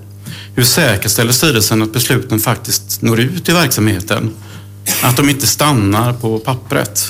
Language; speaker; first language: Swedish; native; Swedish